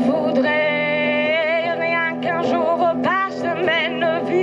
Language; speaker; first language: French; non-native, fluent; Catalan